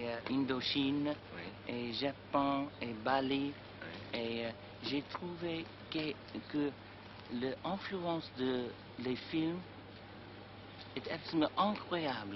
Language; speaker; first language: French; non-native, learner; English